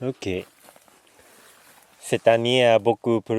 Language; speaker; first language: French; non-native, learner; Japanese